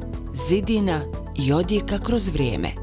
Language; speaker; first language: Bosnian; native; Bosnian